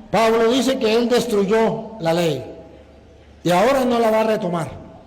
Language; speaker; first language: Spanish; native; Spanish